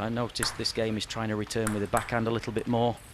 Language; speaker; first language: English; native; English